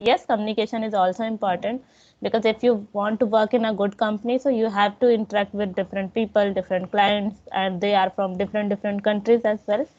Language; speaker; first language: English; non-native, local second language; Hindi